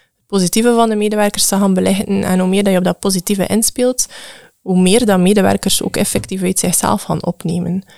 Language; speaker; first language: Dutch; native; Dutch